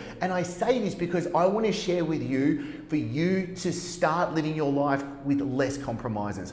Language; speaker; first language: English; native; English